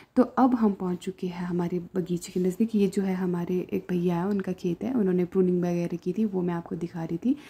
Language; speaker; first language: Hindi; non-native, local second language; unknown